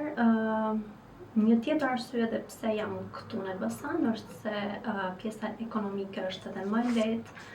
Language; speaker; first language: Albanian; native; Albanian